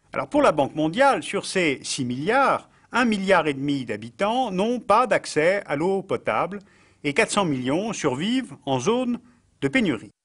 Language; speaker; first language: French; native; French